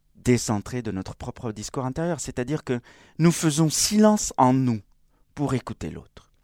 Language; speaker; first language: French; non-native, fluent; Spanish